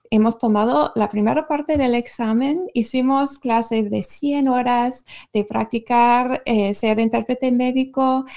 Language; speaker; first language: Spanish; non-native, fluent; English